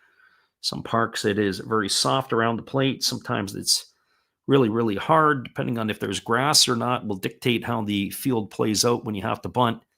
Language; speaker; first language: English; native; English